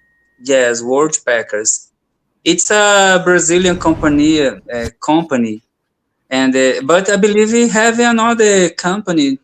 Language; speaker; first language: English; non-native, learner; Portuguese